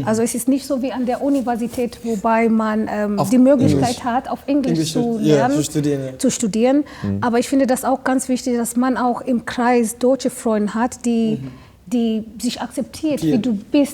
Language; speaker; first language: German; non-native, fluent; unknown